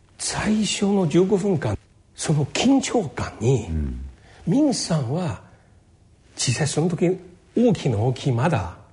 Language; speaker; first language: Japanese; non-native, fluent; Chinese